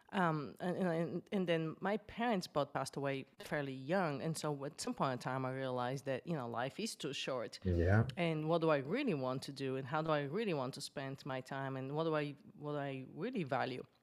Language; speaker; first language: English; non-native, fluent; Bulgarian